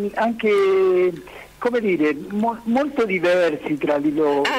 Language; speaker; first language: Italian; non-native, fluent; Spanish